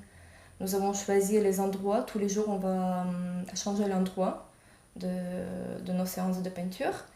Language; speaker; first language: French; non-native, fluent; Ukrainian